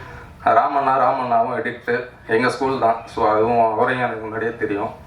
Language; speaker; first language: Tamil; native; Tamil